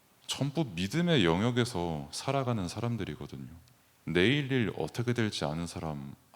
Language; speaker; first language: Korean; native; Korean